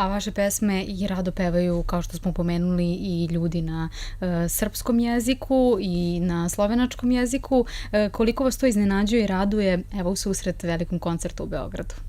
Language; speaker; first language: Serbian; native; Serbian